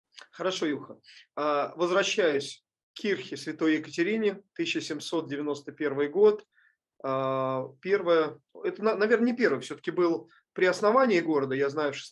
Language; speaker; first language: Russian; native; Russian